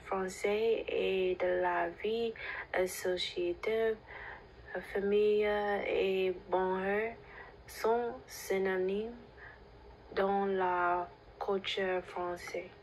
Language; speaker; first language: French; non-native, learner; English